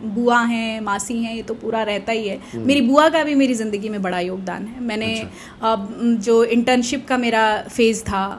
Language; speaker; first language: Hindi; native; Hindi